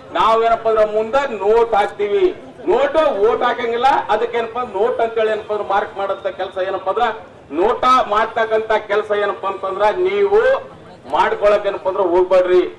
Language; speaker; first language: Kannada; non-native, local second language; Lambadi